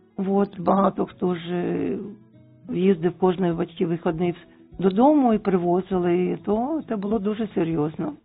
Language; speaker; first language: Ukrainian; non-native, local second language; Russian